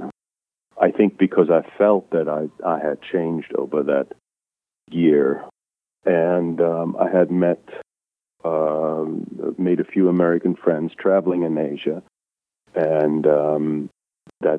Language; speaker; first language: English; non-native, fluent; German